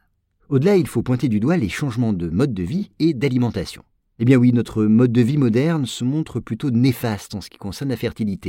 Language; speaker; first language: French; native; French